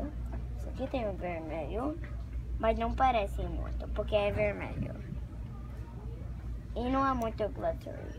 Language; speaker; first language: Portuguese; early bilingual, heritage; Portuguese